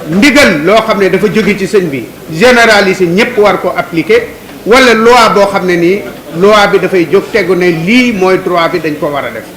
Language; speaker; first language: Wolof; native; Wolof